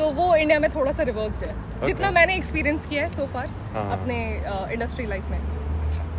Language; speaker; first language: Hindi; native; Hindi